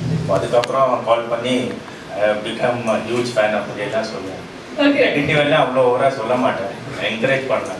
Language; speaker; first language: Tamil; non-native, learner; Malayalam